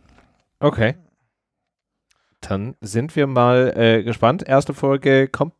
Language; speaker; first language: German; native; German